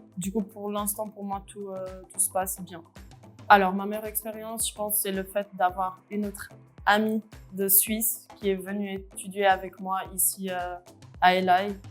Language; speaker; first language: French; early bilingual, other home language; Portuguese